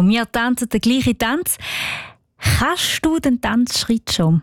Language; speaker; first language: German; native; German